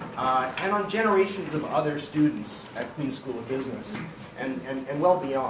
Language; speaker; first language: English; native; English